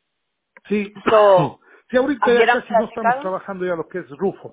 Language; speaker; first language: Spanish; native; Spanish